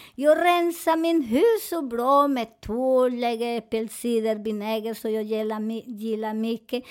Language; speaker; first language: Swedish; non-native, fluent; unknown